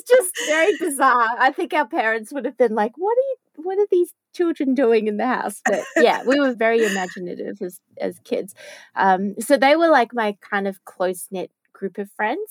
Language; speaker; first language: English; native; English